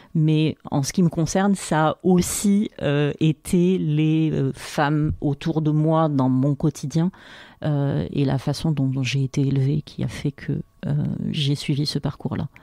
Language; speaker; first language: French; non-native, local second language; Arabic